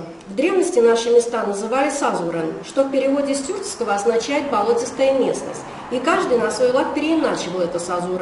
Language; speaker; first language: Russian; native; Russian